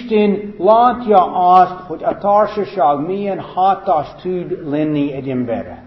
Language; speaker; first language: Hungarian; non-native, fluent; English